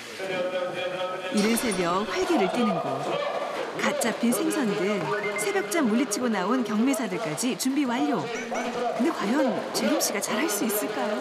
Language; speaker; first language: Korean; native; Korean